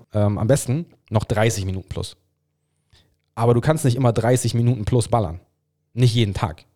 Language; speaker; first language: German; non-native, fluent; English